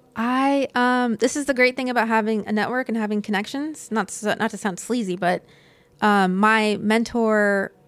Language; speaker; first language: English; native; English